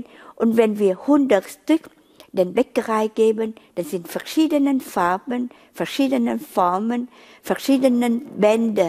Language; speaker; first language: German; non-native, fluent; Vietnamese